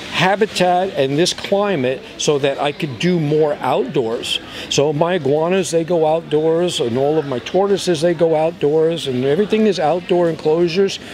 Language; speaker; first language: English; native; English